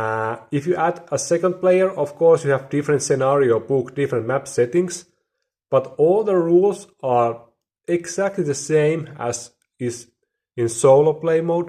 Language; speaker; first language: English; non-native, fluent; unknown